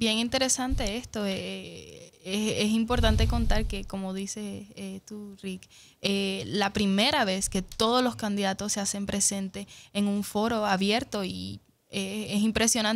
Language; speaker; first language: Spanish; native; Spanish